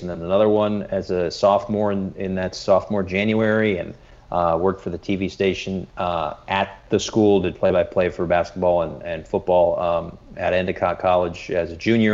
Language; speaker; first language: English; native; English